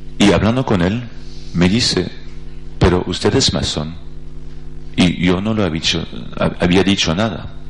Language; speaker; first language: Spanish; non-native, fluent; French